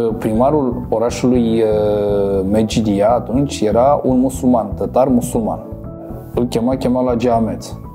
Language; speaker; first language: Romanian; non-native, local second language; Crimean Tatar